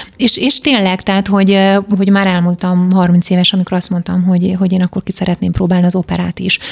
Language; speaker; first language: Hungarian; native; Hungarian